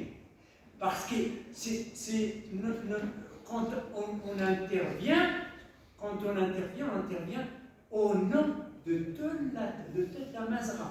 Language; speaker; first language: French; non-native, local second language; Tachelhit